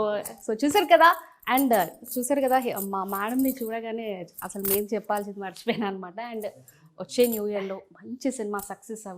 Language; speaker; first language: Telugu; native; Telugu